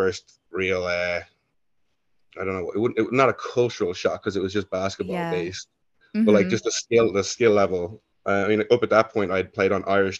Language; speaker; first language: English; native; English